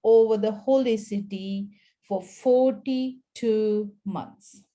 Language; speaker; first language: English; non-native, local second language; Sinhala